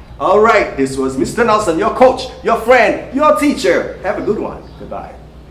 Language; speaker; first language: English; non-native, fluent; Haitian Creole